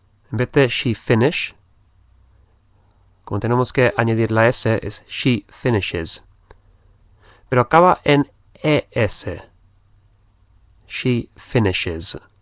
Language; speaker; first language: Spanish; native; Spanish